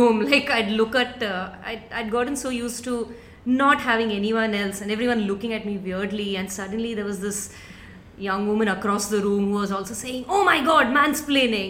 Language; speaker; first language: English; non-native, local second language; Tamil